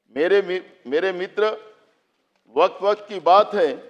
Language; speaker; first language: Hindi; non-native, local second language; Marathi